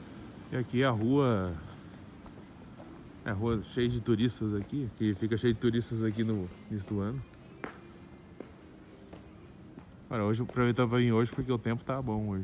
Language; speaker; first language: Portuguese; native; Portuguese